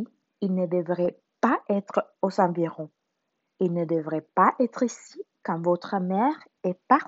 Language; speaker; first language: French; non-native, learner; Spanish